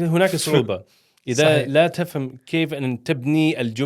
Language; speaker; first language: Arabic; non-native, learner; Swedish